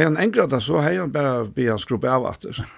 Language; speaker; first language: Danish; non-native, local second language; Faroese